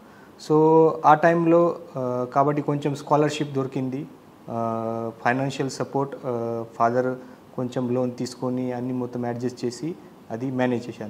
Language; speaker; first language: Telugu; non-native, learner; Marathi